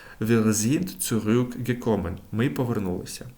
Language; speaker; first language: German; non-native, fluent; Ukrainian